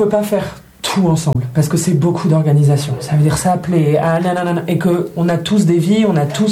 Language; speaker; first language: French; native; French